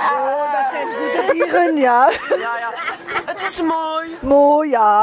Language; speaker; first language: Dutch; non-native, local second language; French